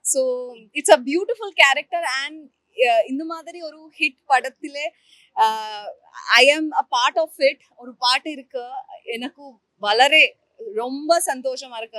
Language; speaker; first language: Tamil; non-native, learner; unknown